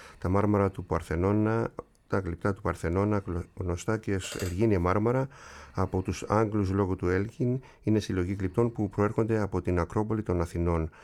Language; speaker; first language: Greek; native; Greek